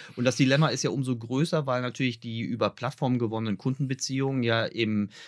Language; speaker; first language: German; native; German